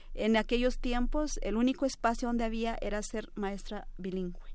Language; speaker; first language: Spanish; non-native, local second language; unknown